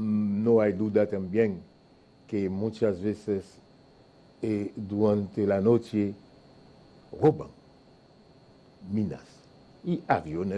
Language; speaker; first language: Spanish; non-native, fluent; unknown